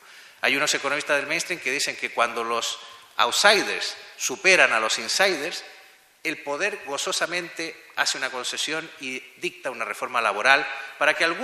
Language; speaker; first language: Spanish; native; Spanish